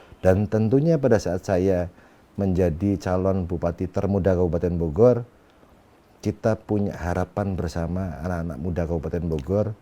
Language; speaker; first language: Indonesian; non-native, local second language; Sundanese